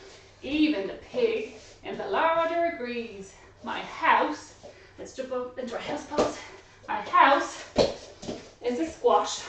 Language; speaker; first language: English; native; English